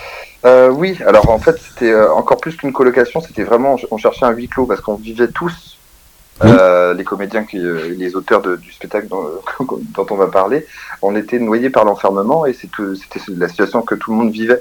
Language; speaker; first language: French; native; French